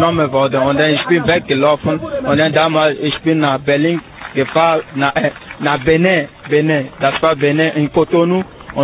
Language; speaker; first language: German; non-native, learner; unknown